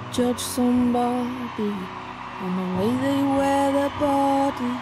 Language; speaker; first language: English; native; English